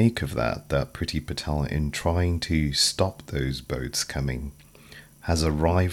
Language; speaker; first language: English; non-native, local second language; Shona